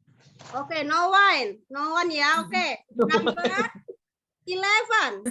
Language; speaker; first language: English; non-native, fluent; Indonesian